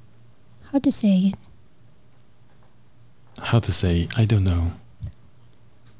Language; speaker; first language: English; non-native, local second language; Filipino